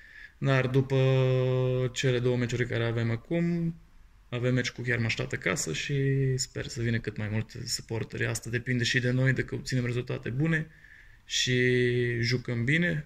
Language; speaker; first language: Romanian; non-native, fluent; Bulgarian